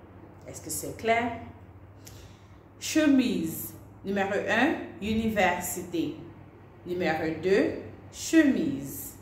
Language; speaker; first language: French; non-native, fluent; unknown